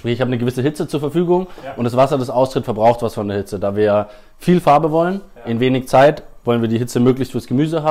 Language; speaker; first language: German; native; German